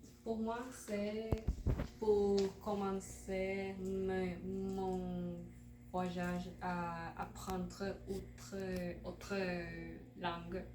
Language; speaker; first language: French; non-native, learner; Spanish